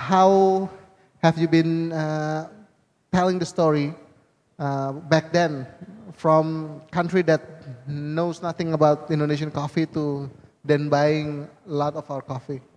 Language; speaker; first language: English; non-native, fluent; Indonesian